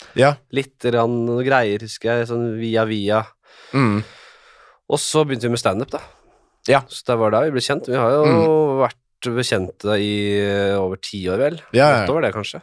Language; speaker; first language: Norwegian; native; Norwegian